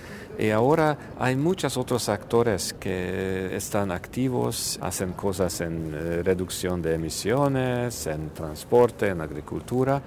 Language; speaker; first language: Spanish; non-native, fluent; Hungarian